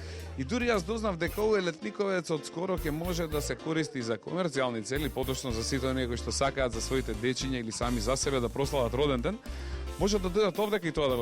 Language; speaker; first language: Macedonian; native; Macedonian